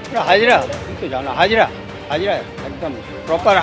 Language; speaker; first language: Bangla; native; Bangla